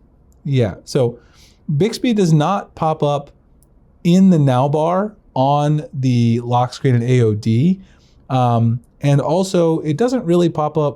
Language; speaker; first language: English; native; English